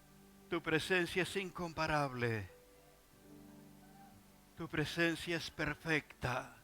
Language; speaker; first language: Spanish; native; Spanish